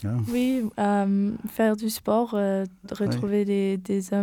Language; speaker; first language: French; non-native, learner; German